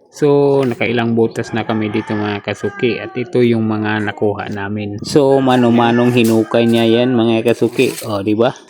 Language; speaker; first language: Filipino; non-native, local second language; Cebuano